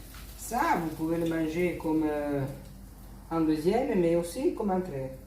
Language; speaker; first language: French; non-native, fluent; Italian